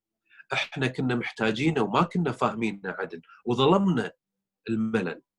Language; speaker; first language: Arabic; native; Arabic